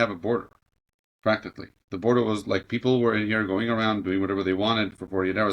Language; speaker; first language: English; native; English